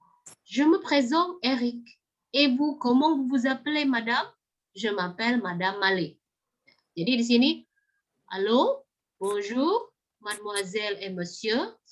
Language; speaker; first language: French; non-native, fluent; Indonesian